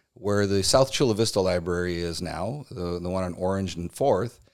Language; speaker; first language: English; native; English